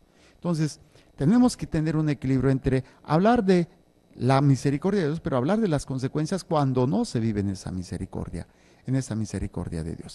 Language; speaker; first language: Spanish; native; Spanish